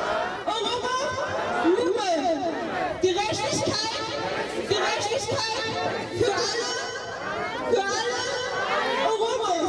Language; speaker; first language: German; non-native, learner; Oromo